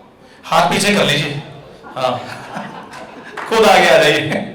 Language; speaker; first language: Hindi; native; Hindi